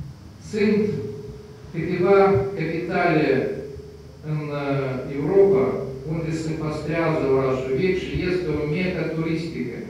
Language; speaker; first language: Romanian; non-native, local second language; Russian